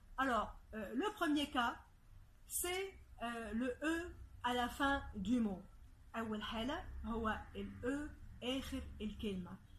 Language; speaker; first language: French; non-native, fluent; Arabic